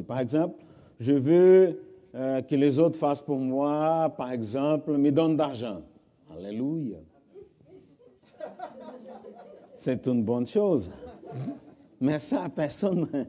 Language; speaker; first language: French; non-native, fluent; Portuguese